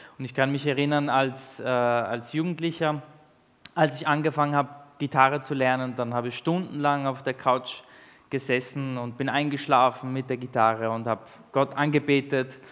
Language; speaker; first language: German; early bilingual, other home language; Italian